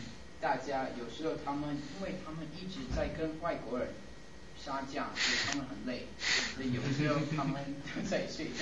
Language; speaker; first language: Chinese; non-native, fluent; English